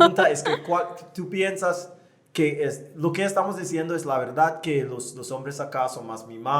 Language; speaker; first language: Spanish; non-native, fluent; English